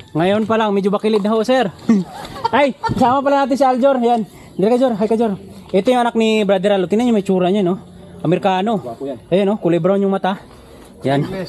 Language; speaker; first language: Filipino; non-native, local second language; Cebuano